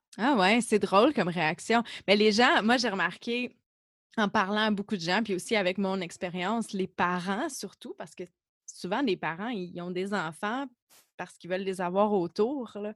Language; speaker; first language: French; native; French